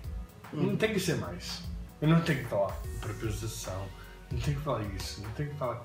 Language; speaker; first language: Portuguese; non-native, fluent; English